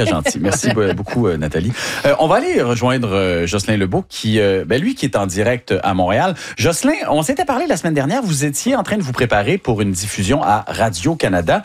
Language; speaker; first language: French; native; French